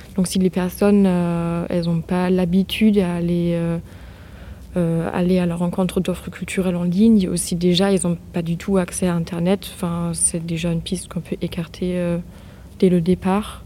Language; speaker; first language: French; non-native, fluent; German